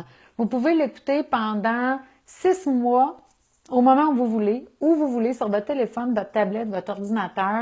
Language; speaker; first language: French; native; French